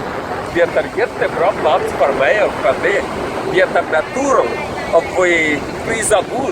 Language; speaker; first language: Swedish; non-native, learner; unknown